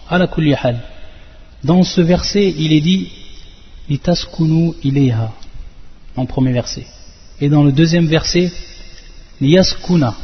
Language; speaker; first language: French; native; French